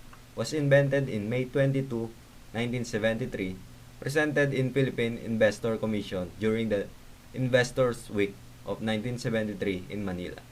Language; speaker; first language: English; non-native, local second language; Filipino